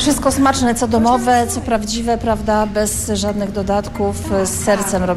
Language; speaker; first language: Polish; native; Polish